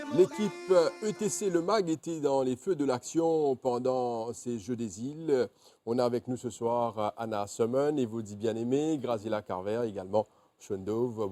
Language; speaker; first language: French; non-native, local second language; Morisyen